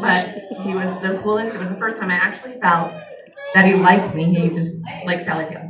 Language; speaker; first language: English; native; English